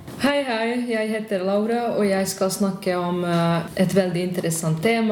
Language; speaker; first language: Norwegian; non-native, fluent; Hungarian